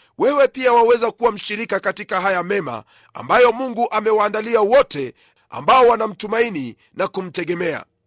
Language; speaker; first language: Swahili; non-native, local second language; Luyia